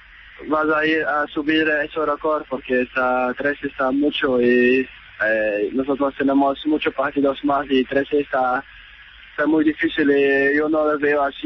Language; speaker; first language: Spanish; non-native, learner; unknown